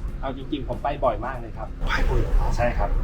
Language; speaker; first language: Thai; native; Thai